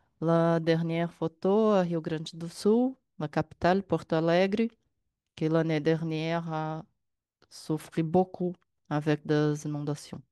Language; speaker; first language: French; non-native, learner; Portuguese